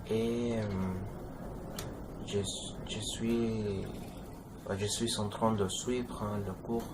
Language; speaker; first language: French; non-native, learner; Spanish